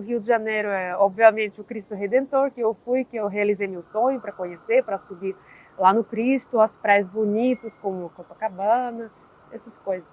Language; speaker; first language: Portuguese; non-native, fluent; Russian